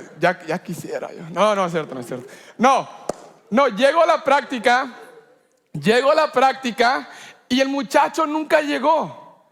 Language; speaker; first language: Spanish; early bilingual, heritage; Spanish